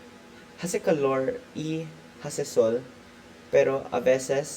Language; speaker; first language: Spanish; non-native, learner; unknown